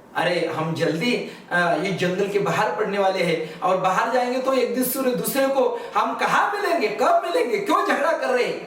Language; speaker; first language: Hindi; non-native, local second language; Marathi